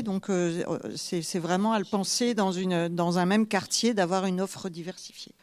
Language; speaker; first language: French; native; French